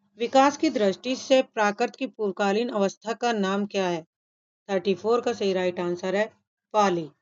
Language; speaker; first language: Hindi; native; Hindi